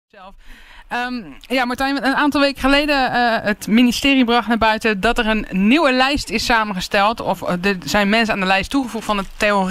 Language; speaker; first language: Dutch; native; Dutch